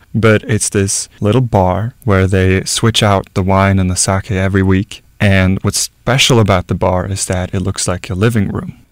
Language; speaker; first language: English; non-native, fluent; Norwegian